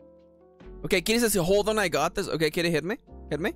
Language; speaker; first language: English; native; English